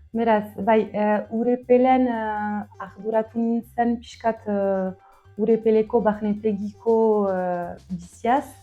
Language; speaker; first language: Basque; non-native, local second language; French